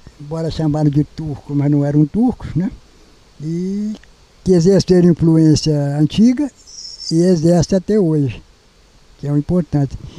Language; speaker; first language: Portuguese; native; Portuguese